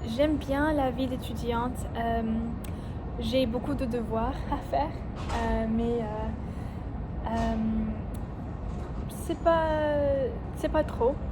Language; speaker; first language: French; non-native, learner; English